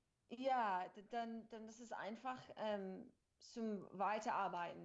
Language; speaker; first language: German; non-native, learner; English